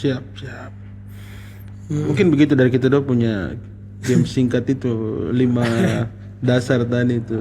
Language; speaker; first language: Malay; native; Malay